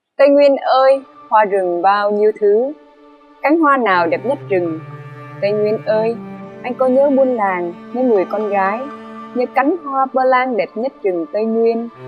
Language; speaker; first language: Vietnamese; non-native, local second language; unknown